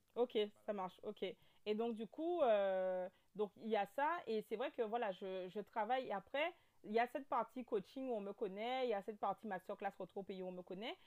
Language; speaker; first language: French; native; French